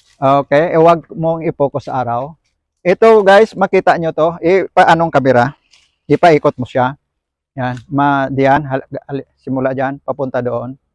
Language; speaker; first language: Filipino; non-native, local second language; Hiligaynon